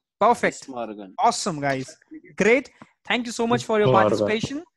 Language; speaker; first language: English; non-native, local second language; Hindi